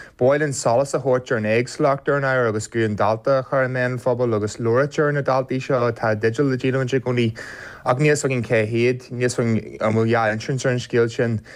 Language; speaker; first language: Irish; native; Irish